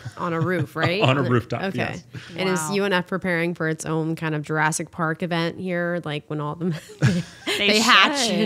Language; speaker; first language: English; native; English